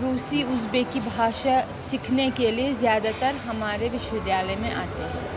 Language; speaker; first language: Hindi; non-native, fluent; Uzbek